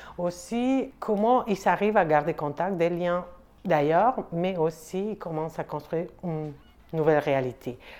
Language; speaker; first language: French; non-native, fluent; Spanish